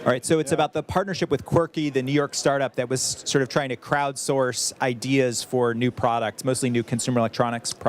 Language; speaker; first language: English; native; English